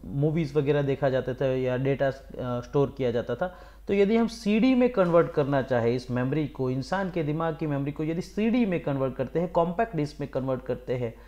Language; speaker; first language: Hindi; non-native, local second language; Gujarati